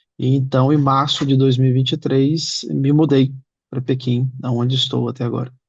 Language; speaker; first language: Portuguese; native; Portuguese